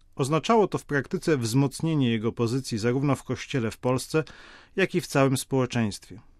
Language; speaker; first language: Polish; native; Polish